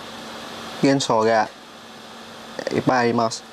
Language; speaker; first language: Japanese; non-native, learner; Vietnamese